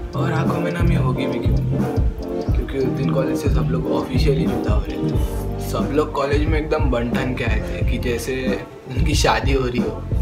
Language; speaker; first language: Hindi; non-native, local second language; Marathi